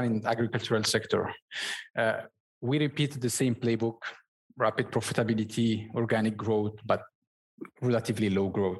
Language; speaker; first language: English; non-native, fluent; Berber languages